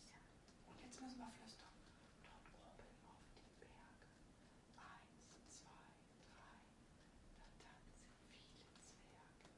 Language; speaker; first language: German; native; German